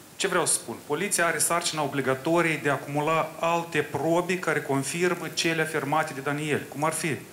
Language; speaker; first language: Romanian; native; Romanian